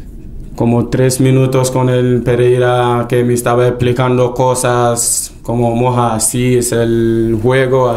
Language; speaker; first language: Spanish; non-native, learner; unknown